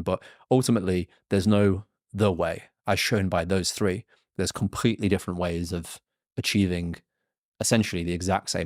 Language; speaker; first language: English; native; English